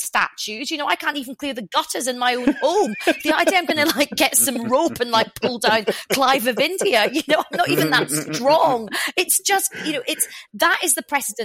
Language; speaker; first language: English; native; English